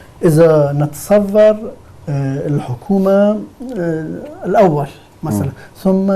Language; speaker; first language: Arabic; non-native, fluent; Persian